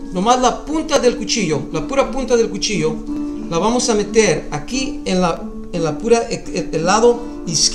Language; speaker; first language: Spanish; early bilingual, other home language; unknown